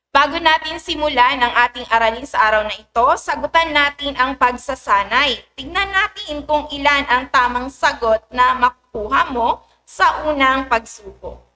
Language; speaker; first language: Filipino; native; Filipino